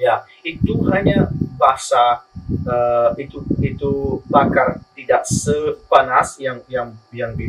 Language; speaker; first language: Indonesian; non-native, learner; Spanish